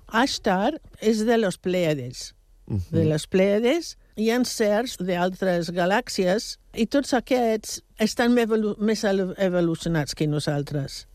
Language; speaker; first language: Catalan; non-native, local second language; Spanish